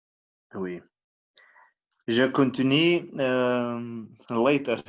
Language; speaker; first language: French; non-native, learner; Albanian